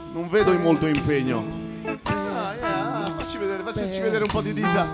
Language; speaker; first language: Italian; native; Italian